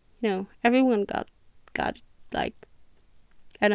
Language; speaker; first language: English; non-native, fluent; Norwegian